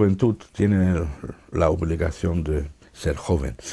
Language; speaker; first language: Spanish; non-native, fluent; Dutch